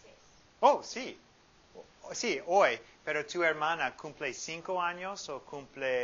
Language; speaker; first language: Spanish; non-native, fluent; English